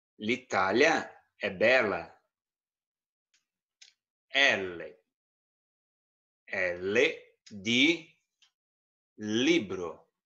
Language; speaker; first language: Italian; non-native, fluent; Portuguese